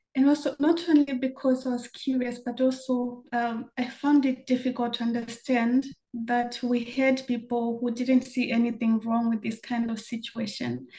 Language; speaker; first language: English; non-native, local second language; Shona